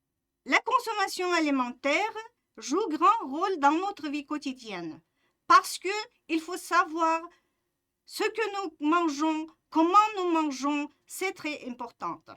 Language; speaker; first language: French; non-native, fluent; Uzbek